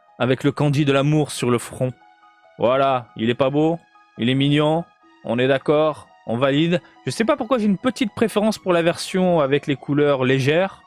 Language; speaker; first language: French; native; French